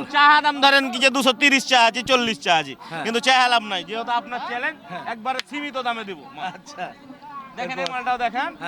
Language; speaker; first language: Bangla; native; Bangla